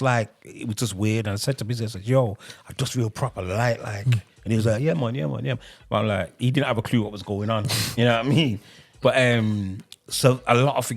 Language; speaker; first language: English; native; English